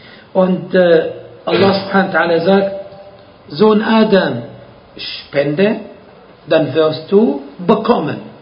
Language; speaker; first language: German; non-native, fluent; Arabic